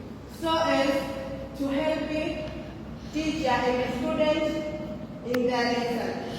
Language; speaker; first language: English; non-native, local second language; Swahili